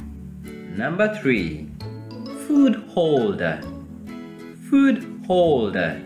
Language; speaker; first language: English; non-native, fluent; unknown